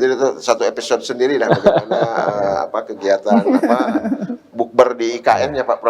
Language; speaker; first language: Indonesian; native; Indonesian